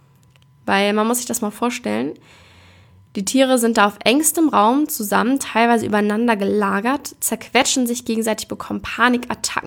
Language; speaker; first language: German; native; German